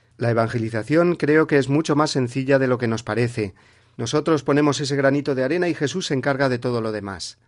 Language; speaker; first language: Spanish; native; Spanish